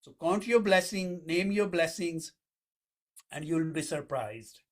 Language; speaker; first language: English; non-native, local second language; Urdu